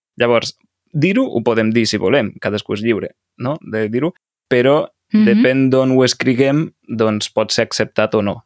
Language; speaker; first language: Catalan; native; Catalan